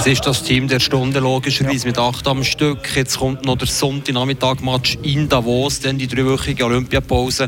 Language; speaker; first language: German; native; German